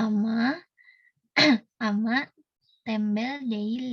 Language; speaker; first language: Turkish; non-native, learner; Indonesian